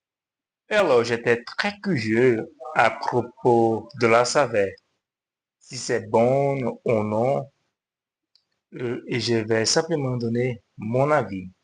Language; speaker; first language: French; non-native, learner; Portuguese